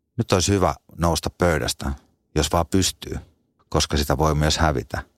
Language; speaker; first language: Finnish; native; Finnish